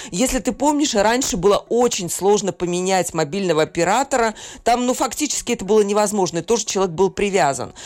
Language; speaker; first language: Russian; native; Russian